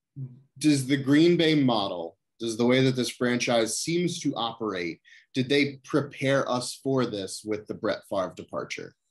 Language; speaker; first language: English; native; English